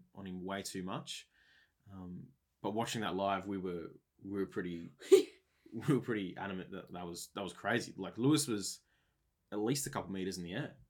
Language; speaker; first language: English; native; English